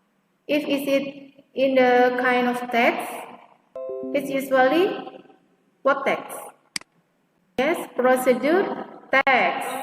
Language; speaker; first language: English; non-native, fluent; Indonesian